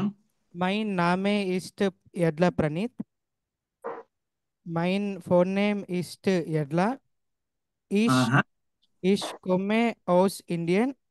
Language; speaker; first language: German; non-native, learner; Telugu